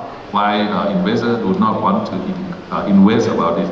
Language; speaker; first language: English; non-native, learner; Thai